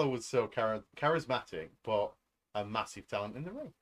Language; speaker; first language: English; native; English